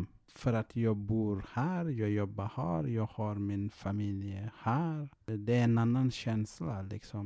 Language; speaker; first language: Swedish; non-native, fluent; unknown